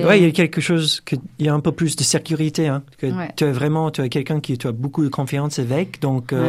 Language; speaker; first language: French; non-native, fluent; English